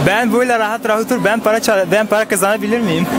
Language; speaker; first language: Turkish; non-native, learner; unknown